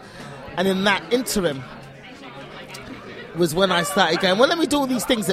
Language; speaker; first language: English; native; English